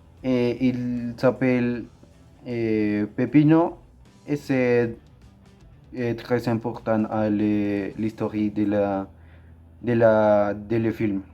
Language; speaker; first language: French; non-native, learner; Spanish